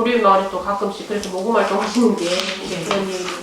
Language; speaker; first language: Korean; native; Korean